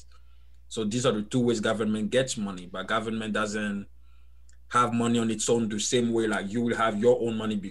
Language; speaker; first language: English; non-native, fluent; French